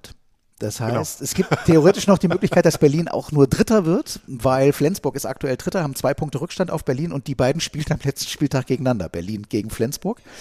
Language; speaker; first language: German; native; German